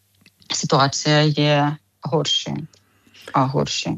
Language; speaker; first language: Czech; non-native, learner; Ukrainian